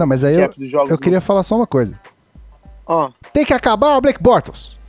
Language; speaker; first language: Portuguese; native; Portuguese